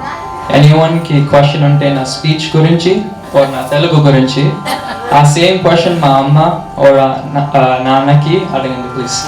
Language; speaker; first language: Telugu; early bilingual, heritage; Telugu